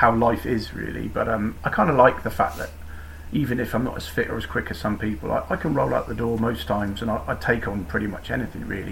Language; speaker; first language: English; native; English